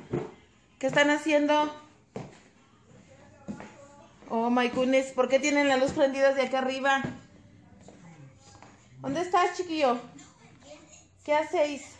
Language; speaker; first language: Spanish; native; Spanish